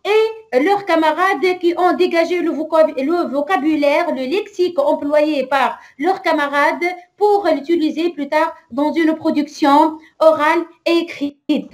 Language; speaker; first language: French; non-native, local second language; Arabic